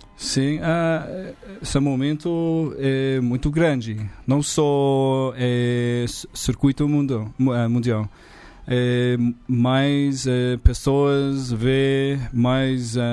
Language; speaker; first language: Portuguese; non-native, learner; English